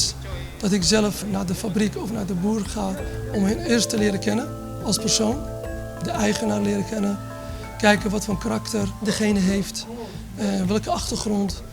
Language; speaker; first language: Dutch; early bilingual, other home language; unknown